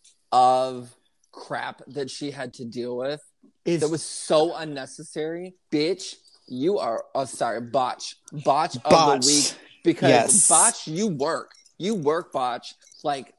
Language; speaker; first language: English; native; English